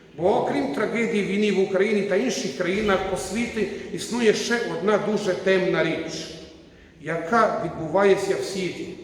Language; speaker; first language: Ukrainian; non-native, learner; Croatian